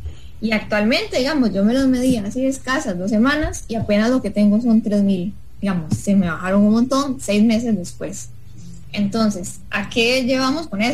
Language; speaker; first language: Spanish; native; Spanish